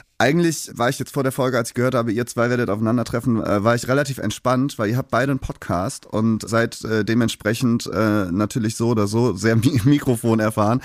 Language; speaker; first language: German; native; German